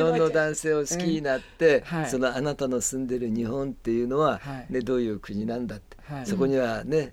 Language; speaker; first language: Japanese; native; Japanese